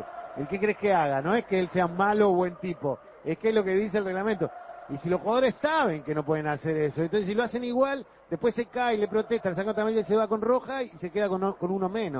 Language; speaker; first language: Spanish; native; Spanish